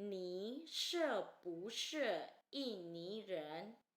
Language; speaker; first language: Chinese; non-native, fluent; Indonesian